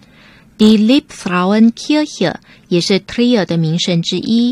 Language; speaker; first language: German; non-native, fluent; Chinese